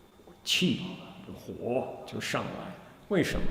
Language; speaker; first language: Chinese; non-native, fluent; English